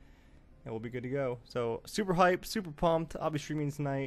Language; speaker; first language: English; native; English